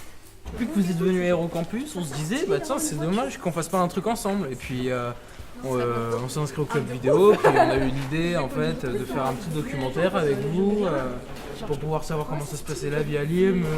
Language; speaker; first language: French; native; French